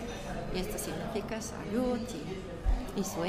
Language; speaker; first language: Spanish; non-native, learner; Bulgarian